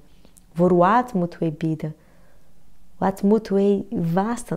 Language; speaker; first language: Dutch; non-native, fluent; Portuguese